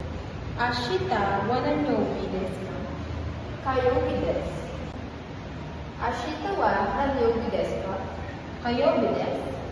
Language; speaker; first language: Japanese; non-native, learner; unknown